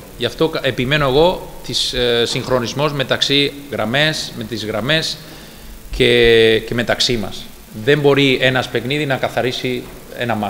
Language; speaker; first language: Greek; non-native, fluent; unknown